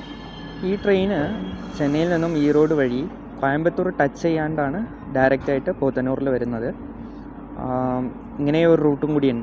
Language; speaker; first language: Malayalam; native; Malayalam